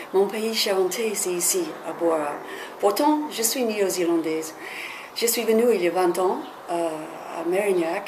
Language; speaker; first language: French; non-native, fluent; English